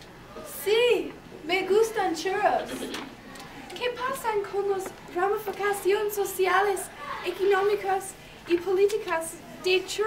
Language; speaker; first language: Spanish; non-native, learner; English